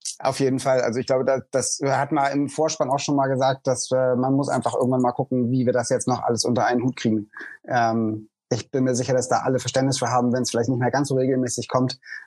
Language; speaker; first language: German; native; German